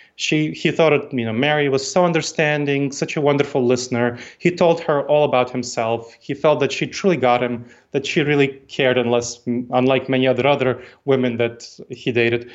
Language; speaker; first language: English; early bilingual, other home language; Russian